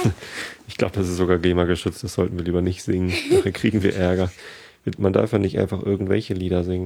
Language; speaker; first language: German; native; German